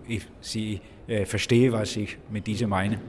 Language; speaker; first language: German; non-native, fluent; Danish